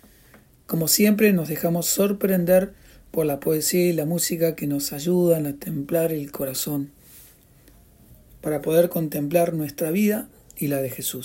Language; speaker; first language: Spanish; native; Spanish